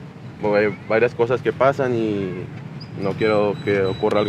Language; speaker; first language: Spanish; native; Spanish